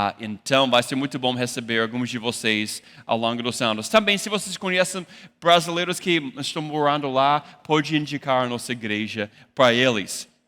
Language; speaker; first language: Portuguese; non-native, fluent; English